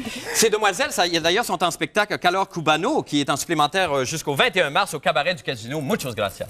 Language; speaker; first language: French; native; French